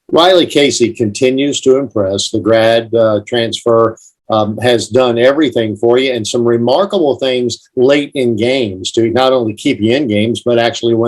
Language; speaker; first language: English; native; English